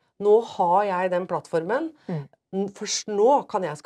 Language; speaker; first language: Norwegian; native; Norwegian